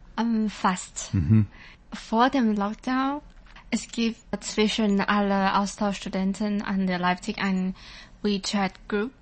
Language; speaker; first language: German; non-native, learner; Chinese